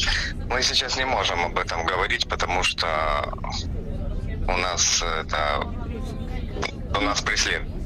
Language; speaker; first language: Russian; native; Russian